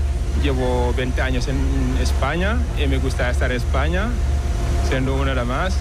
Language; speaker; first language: Spanish; non-native, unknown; Wolof